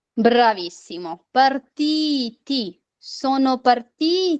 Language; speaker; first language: Italian; non-native, fluent; Urdu